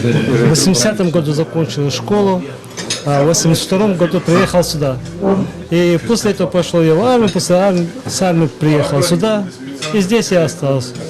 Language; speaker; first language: Russian; non-native, local second language; Lezghian